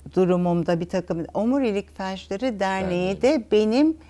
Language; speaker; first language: Turkish; native; Turkish